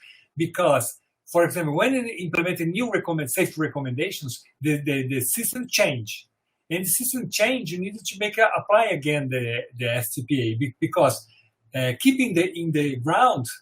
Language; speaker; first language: English; non-native, fluent; Portuguese